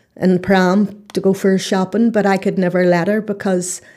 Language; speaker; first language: English; native; English